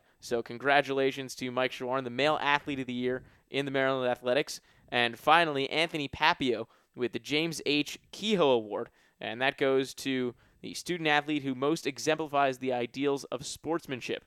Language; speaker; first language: English; native; English